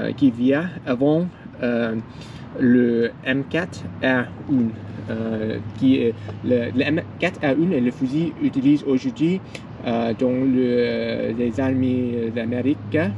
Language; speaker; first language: French; non-native, learner; English